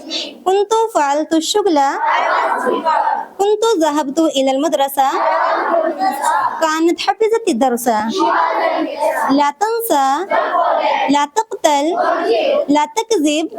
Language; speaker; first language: Arabic; non-native, learner; Urdu